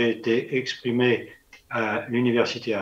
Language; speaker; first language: French; native; French